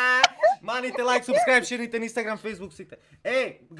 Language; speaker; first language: English; non-native, learner; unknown